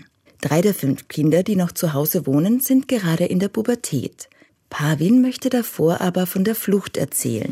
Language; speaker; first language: German; native; German